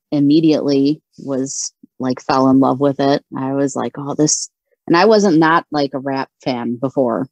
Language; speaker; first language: English; native; English